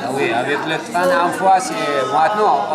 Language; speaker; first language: French; non-native, learner; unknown